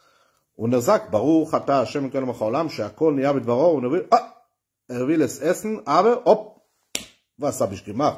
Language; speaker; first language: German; non-native, fluent; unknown